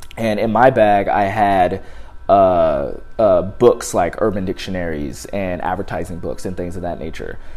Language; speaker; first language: English; native; English